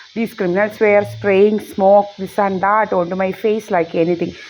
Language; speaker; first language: English; non-native, local second language; Malayalam